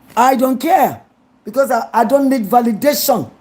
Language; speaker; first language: English; non-native, local second language; Yoruba